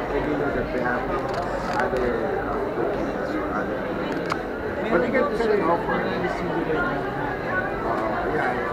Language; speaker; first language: English; non-native, local second language; Filipino